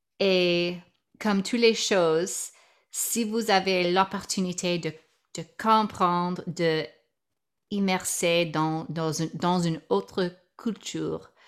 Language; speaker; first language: French; non-native, learner; English